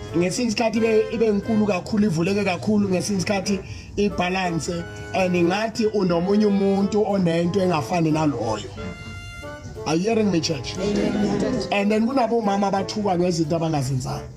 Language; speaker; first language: Zulu; non-native, local second language; Southern Sotho